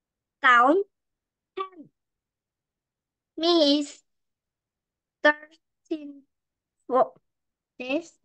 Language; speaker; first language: English; non-native, learner; Korean